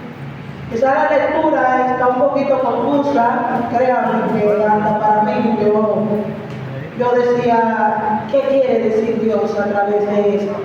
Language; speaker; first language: Spanish; native; Spanish